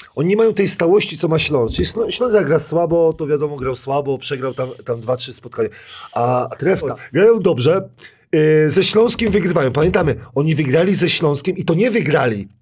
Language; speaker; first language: Polish; native; Polish